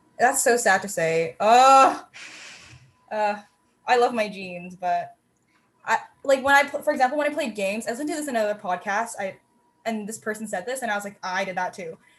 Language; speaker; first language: English; native; English